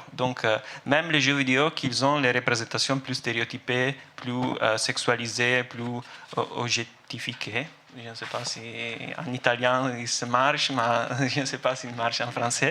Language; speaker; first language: French; non-native, fluent; Italian